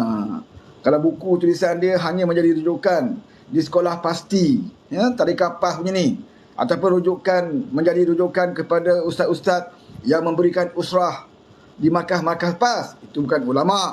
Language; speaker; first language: Malay; native; Malay